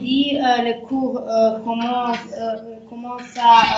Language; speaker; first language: French; non-native, learner; Serbian